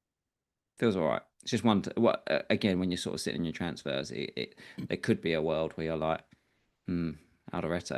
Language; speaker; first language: English; native; English